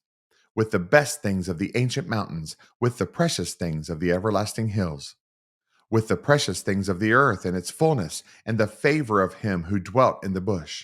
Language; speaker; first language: English; native; English